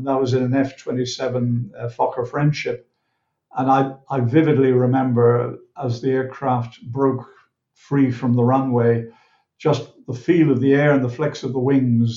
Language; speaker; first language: English; native; English